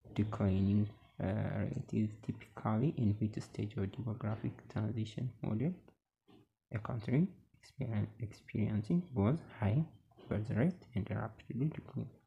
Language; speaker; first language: English; non-native, local second language; Amharic